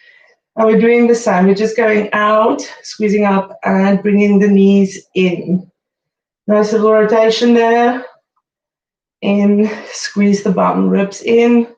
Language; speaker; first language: English; native; English